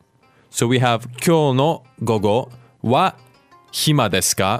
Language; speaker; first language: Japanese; non-native, fluent; English